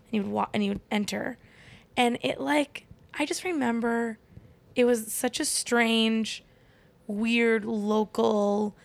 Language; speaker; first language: English; native; English